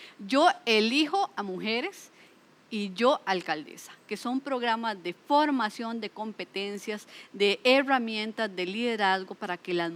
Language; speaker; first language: Spanish; native; Spanish